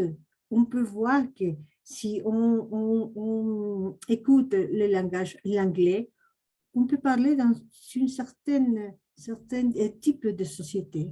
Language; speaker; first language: French; non-native, fluent; Spanish